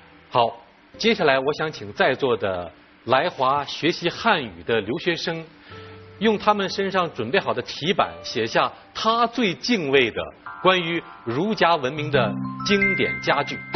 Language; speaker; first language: Chinese; native; Chinese